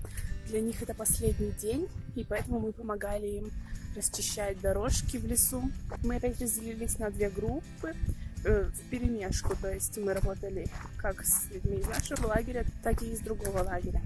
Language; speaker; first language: Russian; native; Russian